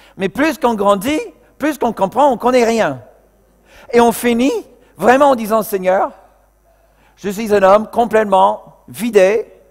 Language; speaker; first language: French; non-native, fluent; English